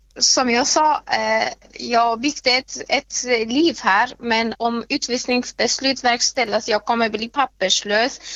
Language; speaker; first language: Swedish; non-native, fluent; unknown